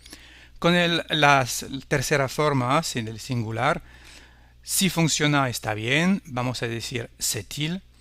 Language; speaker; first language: Spanish; non-native, fluent; French